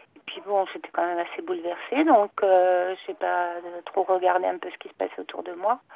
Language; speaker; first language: French; native; French